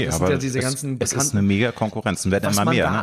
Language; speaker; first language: German; native; German